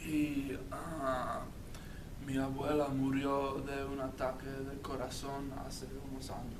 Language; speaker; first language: Spanish; non-native, learner; English